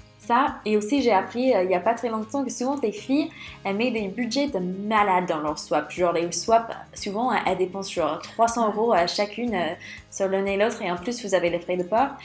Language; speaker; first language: French; non-native, fluent; English